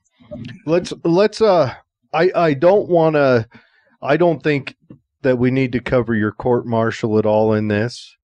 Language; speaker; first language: English; native; English